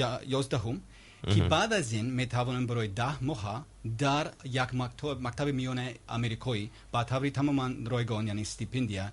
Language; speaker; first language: Persian; non-native, learner; English